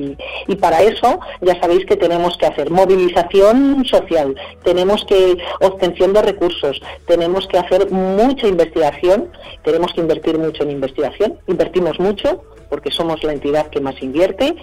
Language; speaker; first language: Spanish; native; Spanish